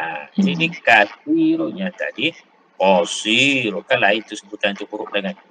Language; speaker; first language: Malay; native; Malay